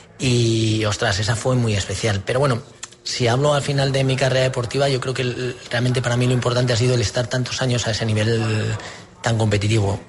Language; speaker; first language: Spanish; native; Spanish